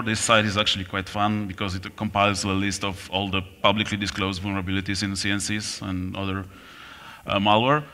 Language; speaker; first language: English; non-native, fluent; Polish